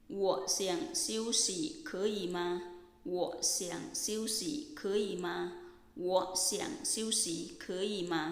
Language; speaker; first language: Chinese; non-native, fluent; Thai